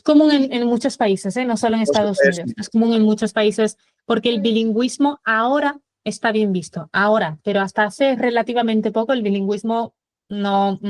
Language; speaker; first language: Spanish; non-native, fluent; English